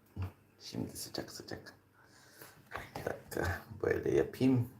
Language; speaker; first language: Turkish; non-native, learner; Filipino